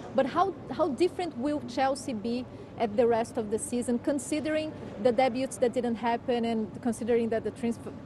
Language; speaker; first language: English; non-native, fluent; Portuguese